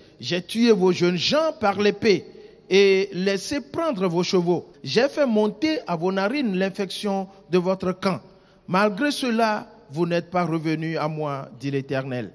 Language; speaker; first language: French; non-native, local second language; Ewe